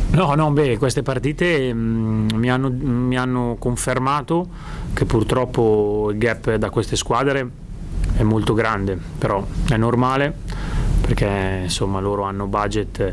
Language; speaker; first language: Italian; native; Italian